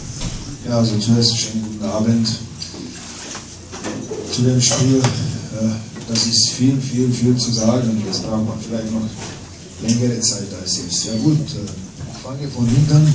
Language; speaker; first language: German; non-native, fluent; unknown